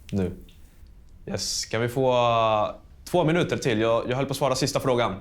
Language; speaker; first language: Swedish; non-native, fluent; Spanish